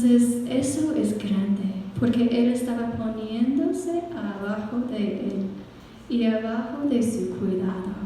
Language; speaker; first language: Spanish; non-native, fluent; English